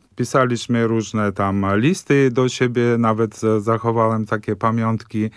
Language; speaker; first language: Polish; early bilingual, heritage; Polish